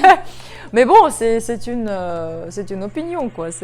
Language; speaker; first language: French; non-native, fluent; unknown